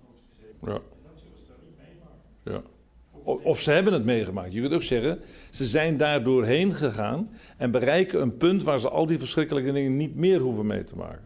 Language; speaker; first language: Dutch; native; Dutch